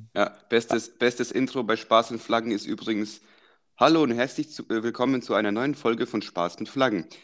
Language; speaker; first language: German; early bilingual, other home language; Croatian